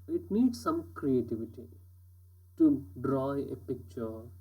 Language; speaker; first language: English; non-native, local second language; Kannada